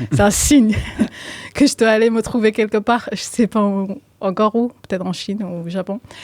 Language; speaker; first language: French; non-native, fluent; Somali